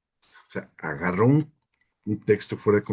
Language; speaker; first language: Spanish; native; Spanish